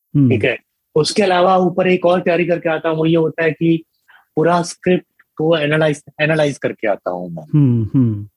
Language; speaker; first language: Hindi; native; Hindi